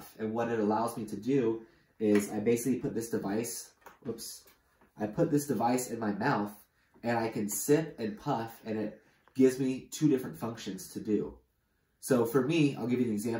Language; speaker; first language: English; native; English